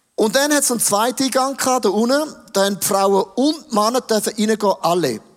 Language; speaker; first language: German; native; German